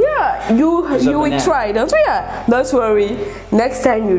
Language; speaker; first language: English; non-native, local second language; French